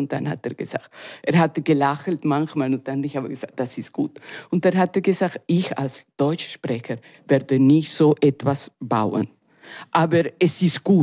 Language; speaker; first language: German; non-native, learner; Spanish